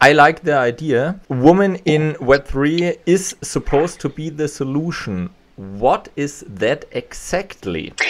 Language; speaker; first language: English; non-native, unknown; German